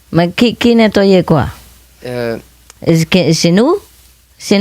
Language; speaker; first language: French; non-native, fluent; Vietnamese